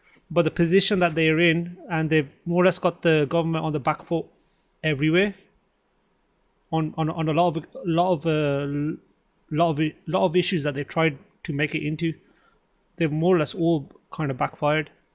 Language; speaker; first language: English; early bilingual, other home language; Punjabi